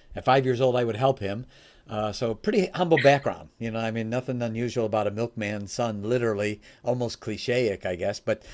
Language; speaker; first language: English; native; English